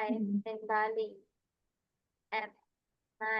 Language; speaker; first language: English; non-native, fluent; Indonesian